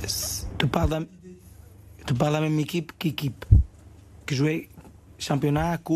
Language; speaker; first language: French; non-native, fluent; Portuguese